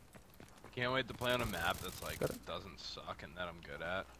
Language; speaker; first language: English; native; English